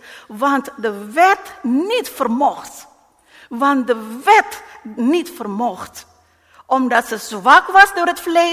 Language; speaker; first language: Dutch; non-native, learner; Indonesian